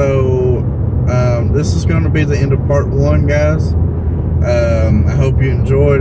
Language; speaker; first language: English; native; English